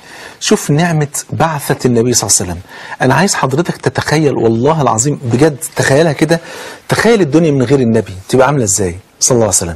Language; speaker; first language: Arabic; native; Arabic